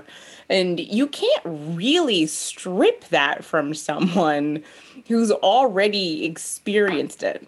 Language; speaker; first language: English; native; English